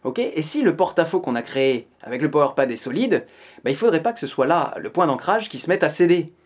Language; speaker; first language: French; native; French